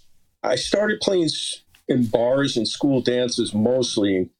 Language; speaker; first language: English; native; English